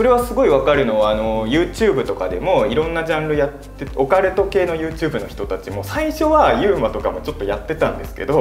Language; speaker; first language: Japanese; native; Japanese